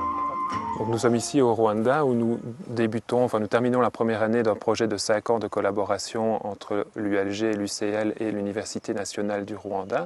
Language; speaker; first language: French; native; French